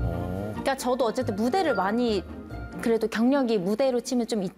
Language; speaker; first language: Korean; native; Korean